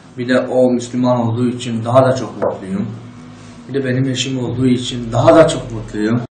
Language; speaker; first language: Turkish; non-native, local second language; Kurdish